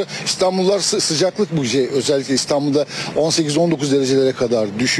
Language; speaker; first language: Turkish; native; Turkish